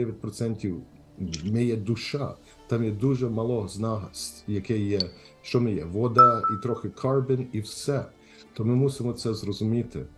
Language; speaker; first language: Ukrainian; early bilingual, heritage; Ukrainian